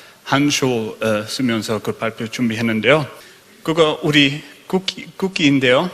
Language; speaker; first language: Korean; non-native, fluent; German